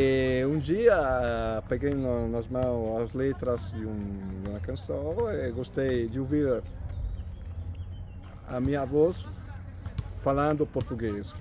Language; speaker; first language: Portuguese; non-native, fluent; Italian